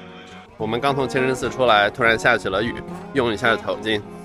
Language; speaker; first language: Chinese; native; Chinese